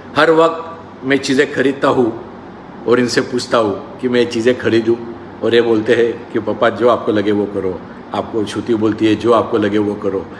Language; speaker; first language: Hindi; non-native, local second language; Marathi